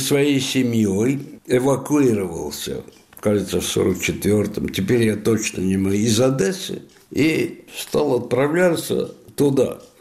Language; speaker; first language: Russian; non-native, fluent; Spanish